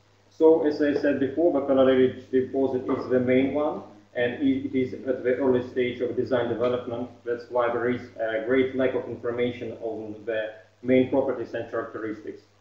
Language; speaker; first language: English; non-native, fluent; Russian